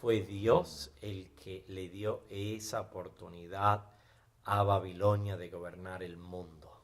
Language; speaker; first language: Spanish; native; Spanish